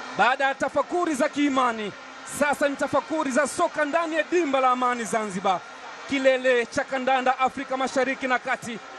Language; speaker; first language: Swahili; native; Swahili